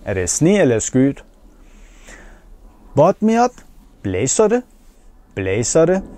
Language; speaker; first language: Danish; non-native, fluent; Persian